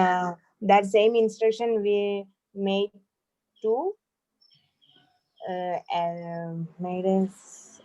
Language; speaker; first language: English; non-native, learner; Malayalam